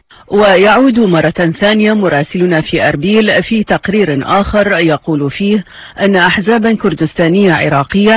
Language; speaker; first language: Arabic; native; Arabic